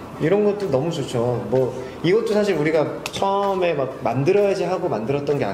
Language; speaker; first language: Korean; native; Korean